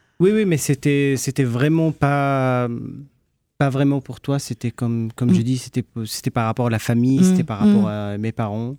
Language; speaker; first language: French; non-native, fluent; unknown